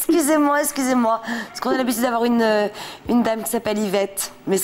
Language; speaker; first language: French; native; French